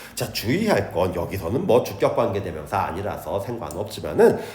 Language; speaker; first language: Korean; native; Korean